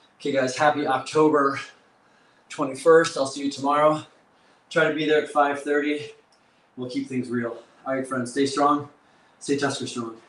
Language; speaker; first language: English; native; English